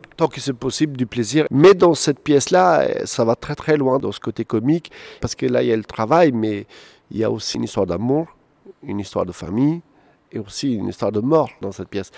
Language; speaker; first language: French; non-native, fluent; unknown